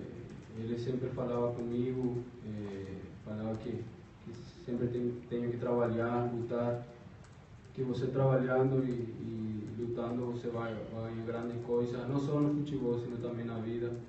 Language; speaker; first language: Portuguese; non-native, fluent; Spanish